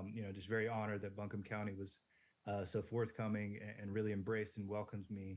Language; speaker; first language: English; native; English